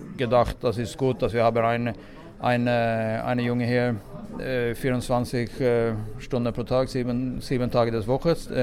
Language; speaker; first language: German; non-native, fluent; Swedish